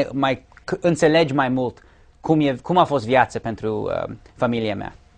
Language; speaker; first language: Romanian; early bilingual, heritage; English